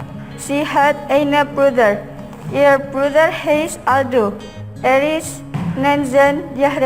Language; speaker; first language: German; non-native, learner; Indonesian